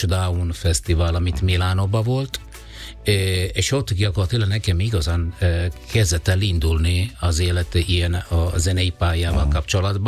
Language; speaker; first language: Hungarian; non-native, learner; Italian